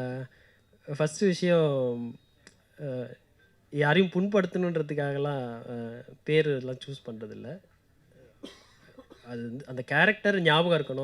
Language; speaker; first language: Tamil; native; Tamil